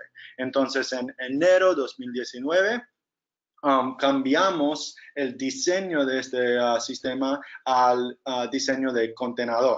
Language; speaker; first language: Spanish; non-native, fluent; English